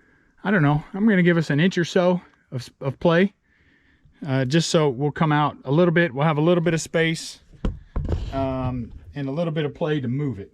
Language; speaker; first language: English; native; English